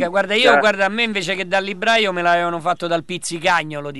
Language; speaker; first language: Italian; native; Italian